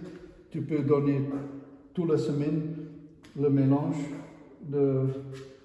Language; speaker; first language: French; non-native, local second language; Dutch